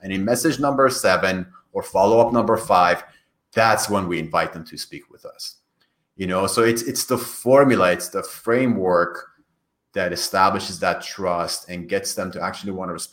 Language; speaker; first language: English; non-native, fluent; Persian